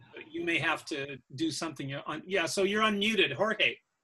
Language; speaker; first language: English; native; English